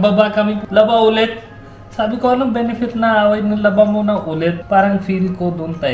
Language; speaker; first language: Filipino; non-native, learner; Hindi